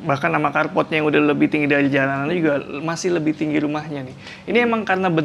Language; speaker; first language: Indonesian; native; Indonesian